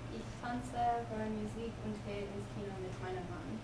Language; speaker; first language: German; non-native, learner; English